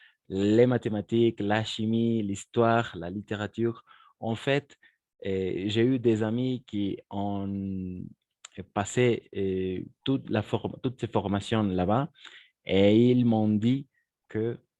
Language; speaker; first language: French; non-native, fluent; Spanish